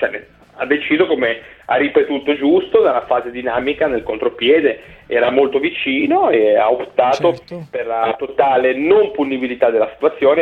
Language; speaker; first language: Italian; native; Italian